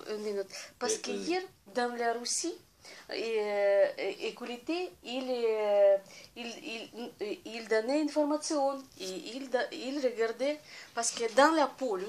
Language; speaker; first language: French; non-native, learner; Russian